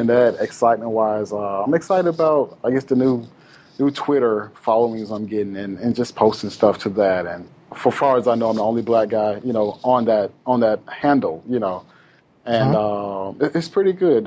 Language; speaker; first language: English; native; English